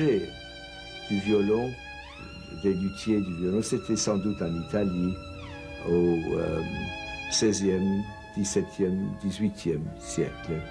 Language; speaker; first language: French; non-native, fluent; English